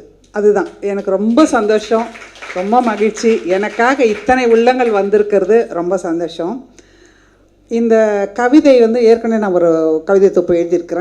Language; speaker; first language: Tamil; native; Tamil